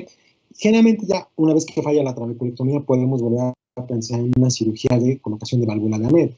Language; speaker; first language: Spanish; native; Spanish